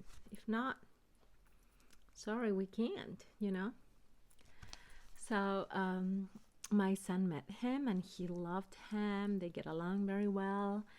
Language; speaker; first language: English; early bilingual, other home language; Spanish